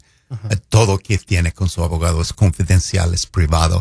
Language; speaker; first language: Spanish; non-native, fluent; English